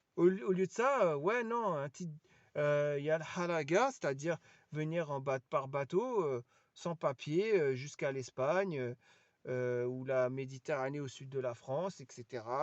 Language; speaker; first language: French; native; French